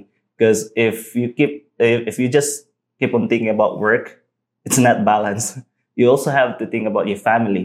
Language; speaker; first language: English; non-native, local second language; Cebuano